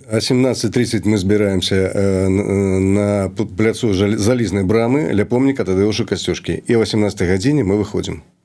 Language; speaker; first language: Belarusian; native; Belarusian